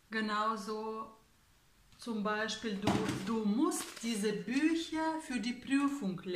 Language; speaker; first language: German; non-native, fluent; Russian